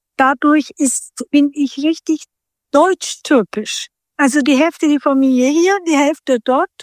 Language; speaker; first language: German; early bilingual, other home language; Turkish